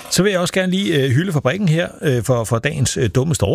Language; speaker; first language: Danish; native; Danish